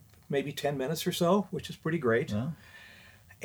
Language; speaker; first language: English; native; English